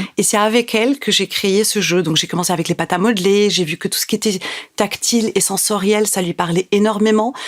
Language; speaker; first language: French; non-native, local second language; Arabic